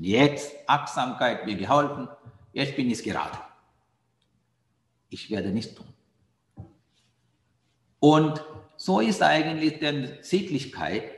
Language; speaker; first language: German; non-native, fluent; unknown